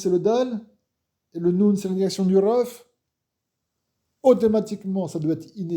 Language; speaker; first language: French; non-native, fluent; Arabic